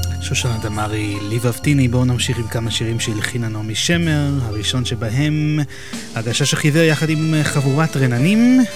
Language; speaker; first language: Hebrew; native; Hebrew